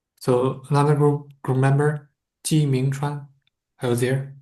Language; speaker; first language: English; non-native, fluent; Chinese